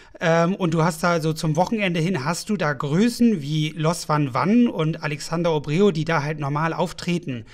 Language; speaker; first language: German; native; German